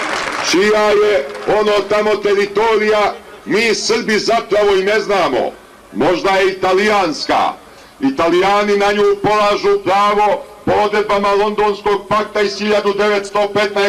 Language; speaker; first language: Bosnian; native; Bosnian